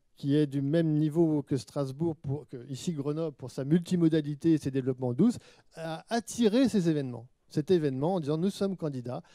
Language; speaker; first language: French; native; French